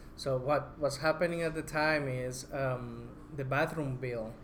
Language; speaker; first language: English; non-native, fluent; Spanish